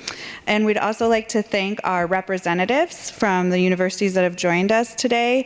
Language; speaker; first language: English; native; English